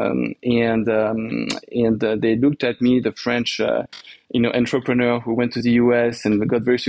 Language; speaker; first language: English; non-native, fluent; French